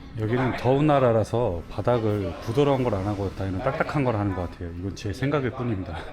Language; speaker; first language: Korean; native; Korean